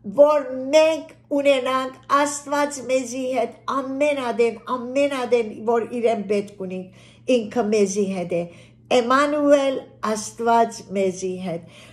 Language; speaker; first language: Armenian; early bilingual, heritage; Armenian